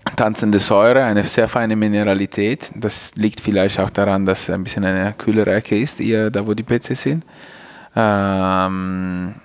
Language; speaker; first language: German; non-native, fluent; Italian